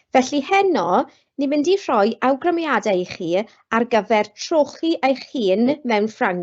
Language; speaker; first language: Welsh; non-native, local second language; English